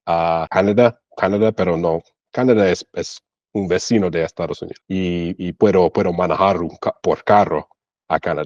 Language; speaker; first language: Spanish; non-native, learner; English